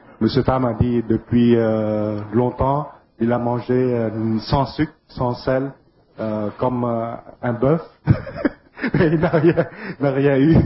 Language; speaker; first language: French; non-native, fluent; Vietnamese